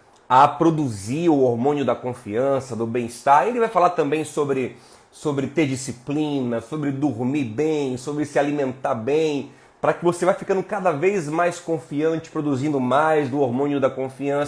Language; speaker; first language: Portuguese; native; Portuguese